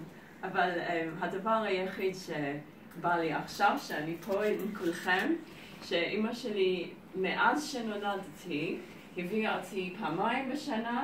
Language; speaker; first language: Hebrew; early bilingual, heritage; Hebrew